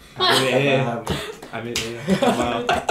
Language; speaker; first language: Arabic; non-native, learner; Korean